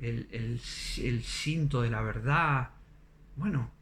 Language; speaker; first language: Spanish; native; Spanish